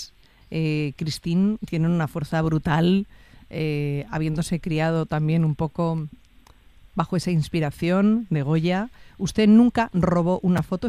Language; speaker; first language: Spanish; native; Spanish